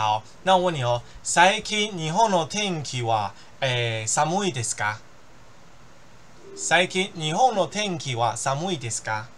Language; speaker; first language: Japanese; non-native, fluent; Chinese